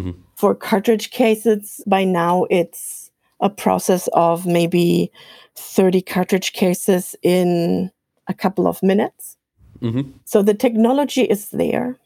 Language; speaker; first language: English; non-native, fluent; German